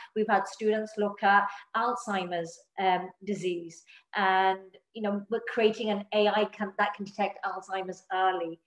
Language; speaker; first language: English; native; English